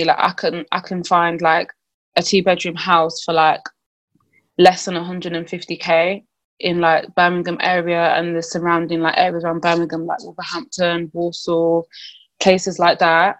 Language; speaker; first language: English; native; English